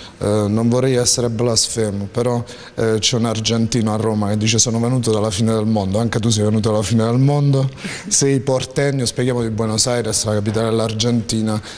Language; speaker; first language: Italian; native; Italian